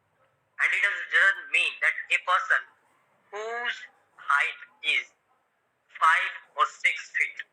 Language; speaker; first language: English; non-native, local second language; Hindi